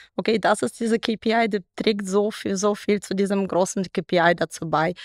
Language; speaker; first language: German; non-native, fluent; Russian